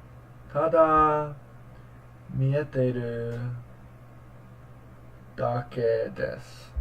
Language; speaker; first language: Japanese; non-native, learner; English